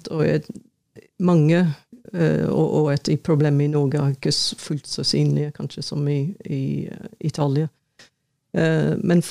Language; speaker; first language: Norwegian; non-native, fluent; English